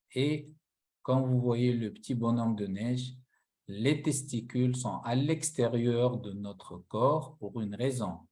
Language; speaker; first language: French; non-native, local second language; Arabic